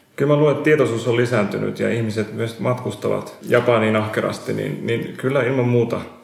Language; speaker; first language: Finnish; non-native, local second language; Swedish